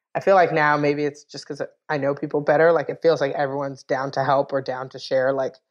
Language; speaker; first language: English; native; English